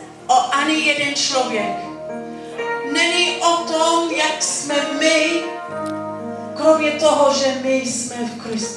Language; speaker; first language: Czech; non-native, learner; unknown